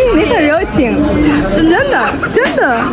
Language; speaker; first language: Chinese; non-native, learner; Arabic